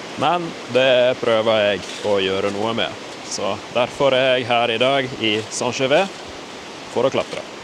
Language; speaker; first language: Norwegian; native; Norwegian